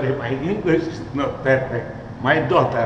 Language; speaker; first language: English; non-native, learner; Russian